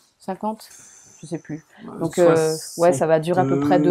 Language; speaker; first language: French; native; French